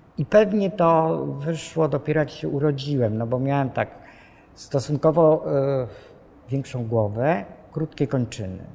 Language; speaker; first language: Polish; native; Polish